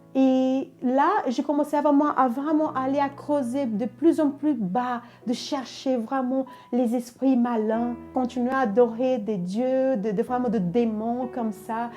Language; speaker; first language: French; non-native, fluent; Portuguese